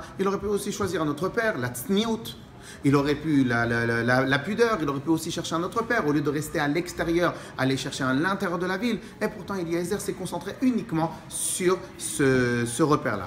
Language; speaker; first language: French; native; French